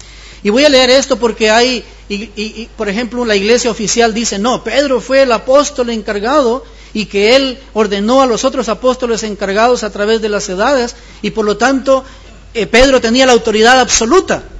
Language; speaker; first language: Spanish; native; Spanish